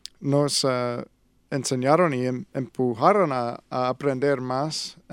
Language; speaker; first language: Spanish; non-native, learner; English